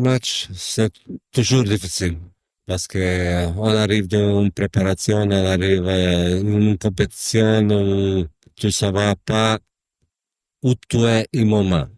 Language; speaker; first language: French; non-native, learner; Croatian